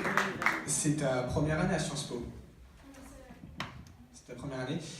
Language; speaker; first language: French; native; French